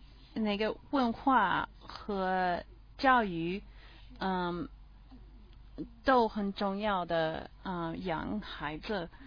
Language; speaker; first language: Chinese; non-native, learner; English